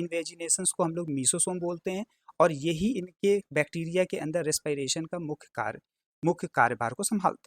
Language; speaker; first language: Hindi; native; Hindi